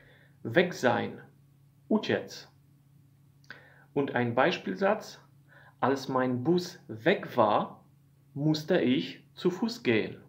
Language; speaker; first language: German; non-native, fluent; Polish